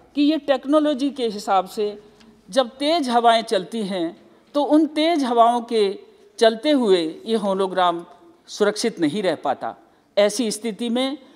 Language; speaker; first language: Hindi; native; Hindi